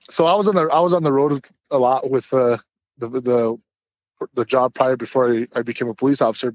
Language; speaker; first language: English; native; English